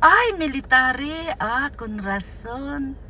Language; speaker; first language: Spanish; non-native, learner; Waray